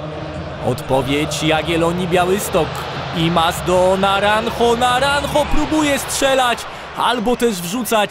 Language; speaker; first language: Polish; native; Polish